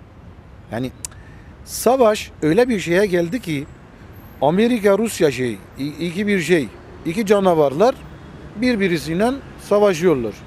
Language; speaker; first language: Turkish; non-native, fluent; Armenian